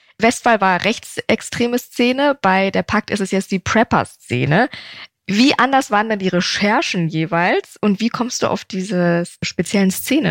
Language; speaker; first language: German; native; German